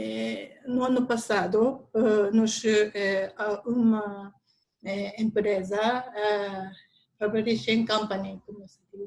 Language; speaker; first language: Portuguese; non-native, learner; Japanese